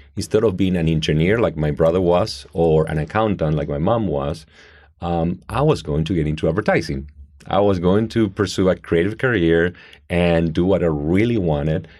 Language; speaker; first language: English; non-native, fluent; Spanish